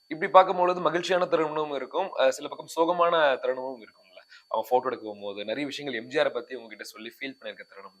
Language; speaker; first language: Tamil; native; Tamil